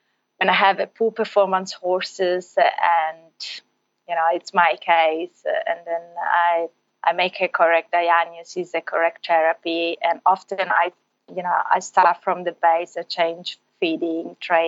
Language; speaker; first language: English; non-native, fluent; Italian